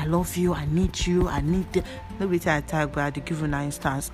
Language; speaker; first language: English; non-native, local second language; Yoruba